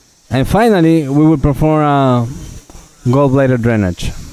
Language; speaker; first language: English; non-native, fluent; Spanish